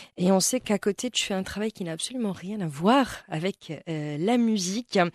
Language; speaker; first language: French; non-native, local second language; Arabic